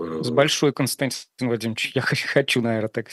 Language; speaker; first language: Russian; native; Russian